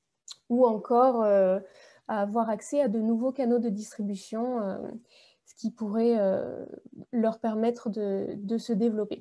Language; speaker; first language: French; native; French